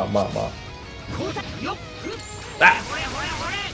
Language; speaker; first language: Japanese; native; Japanese